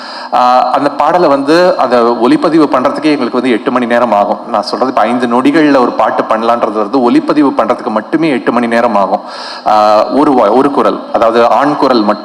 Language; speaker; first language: Tamil; native; Tamil